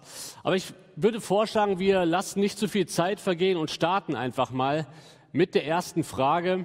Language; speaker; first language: German; native; German